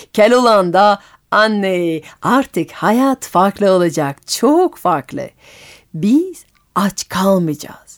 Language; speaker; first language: Turkish; non-native, fluent; French